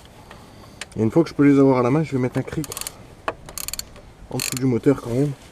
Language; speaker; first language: French; native; French